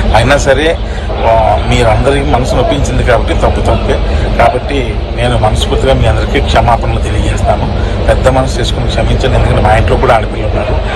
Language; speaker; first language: Telugu; native; Telugu